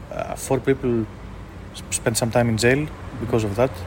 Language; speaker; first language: English; non-native, fluent; Greek